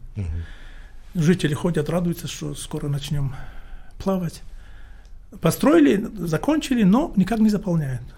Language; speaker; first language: Russian; non-native, local second language; Tajik